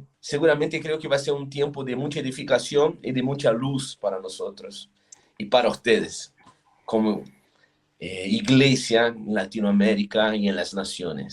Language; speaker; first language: Spanish; non-native, fluent; Portuguese